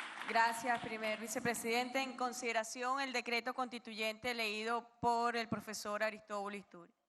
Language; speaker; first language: Spanish; native; Spanish